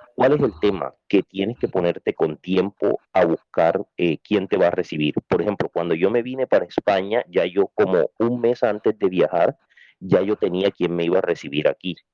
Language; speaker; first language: Spanish; native; Spanish